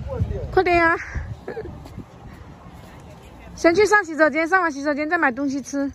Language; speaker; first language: Chinese; native; Chinese